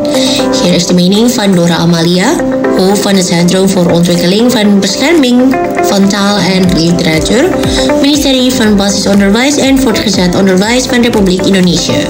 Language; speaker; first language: Dutch; non-native, fluent; Indonesian